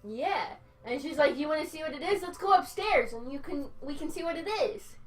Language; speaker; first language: English; native; English